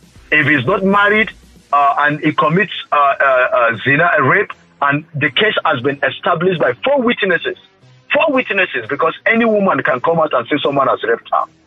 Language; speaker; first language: English; non-native, local second language; Hausa